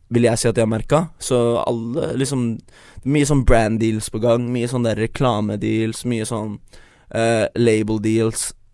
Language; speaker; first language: Norwegian; early bilingual, other home language; Chinese